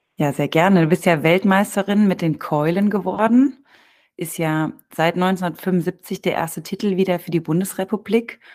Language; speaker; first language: German; native; German